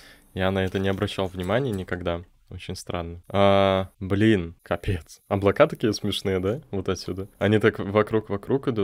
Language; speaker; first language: Russian; native; Russian